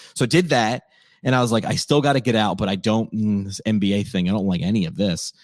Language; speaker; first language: English; native; English